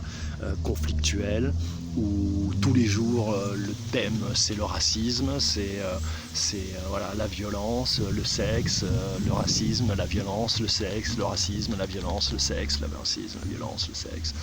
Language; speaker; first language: French; native; French